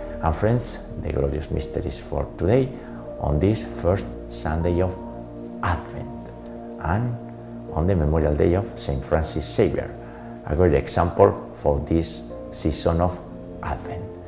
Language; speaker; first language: English; non-native, fluent; Spanish